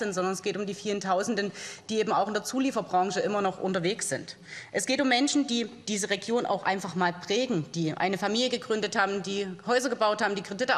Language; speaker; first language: German; native; German